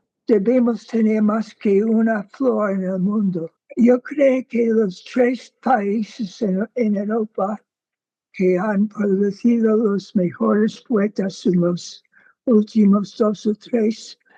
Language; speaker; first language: Spanish; non-native, fluent; English